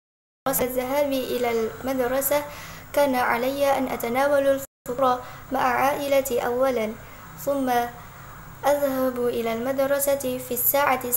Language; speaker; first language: Arabic; non-native, learner; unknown